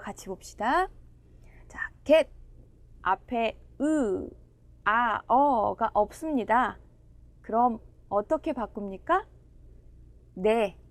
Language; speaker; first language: Korean; non-native, fluent; Indonesian